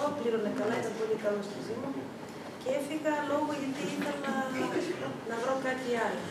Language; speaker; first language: Greek; early bilingual, other home language; Russian